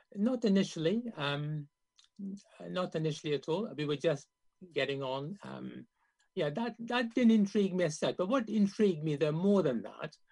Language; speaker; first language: English; non-native, local second language; Gujarati